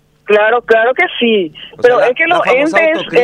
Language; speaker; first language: Spanish; native; Spanish